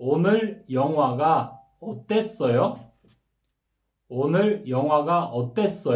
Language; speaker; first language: Korean; non-native, fluent; Kyrgyz